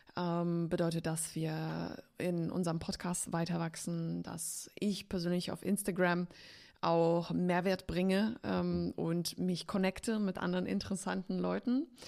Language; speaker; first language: German; early bilingual, heritage; Polish